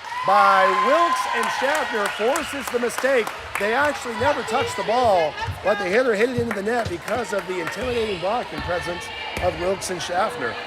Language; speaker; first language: English; native; English